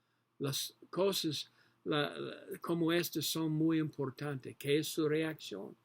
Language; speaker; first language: Spanish; non-native, learner; English